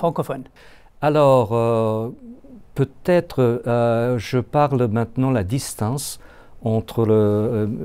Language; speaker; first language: French; non-native, learner; Japanese